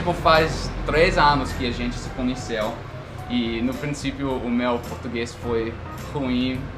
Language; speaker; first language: Portuguese; non-native, fluent; English